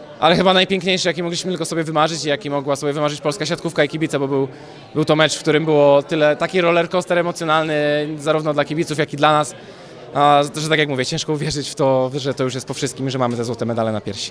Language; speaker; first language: Polish; native; Polish